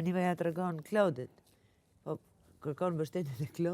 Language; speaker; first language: Albanian; native; Albanian